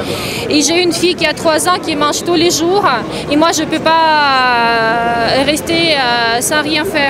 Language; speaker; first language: French; non-native, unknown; Russian